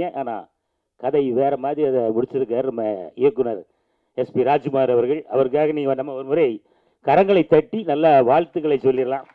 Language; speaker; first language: Tamil; native; Tamil